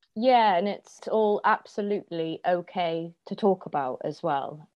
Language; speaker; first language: English; native; English